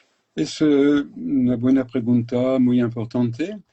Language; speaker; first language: Spanish; non-native, fluent; French